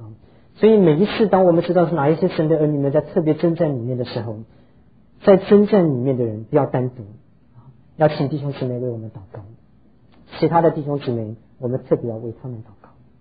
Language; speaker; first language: Chinese; native; Chinese